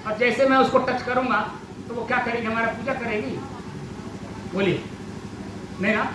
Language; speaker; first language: Hindi; native; Hindi